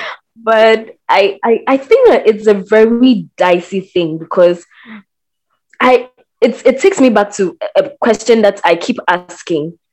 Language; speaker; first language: English; non-native, local second language; Akan